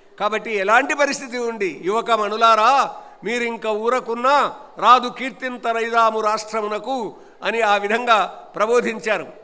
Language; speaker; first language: Telugu; native; Telugu